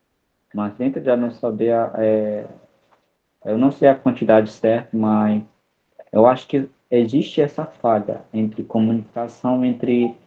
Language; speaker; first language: Portuguese; non-native, local second language; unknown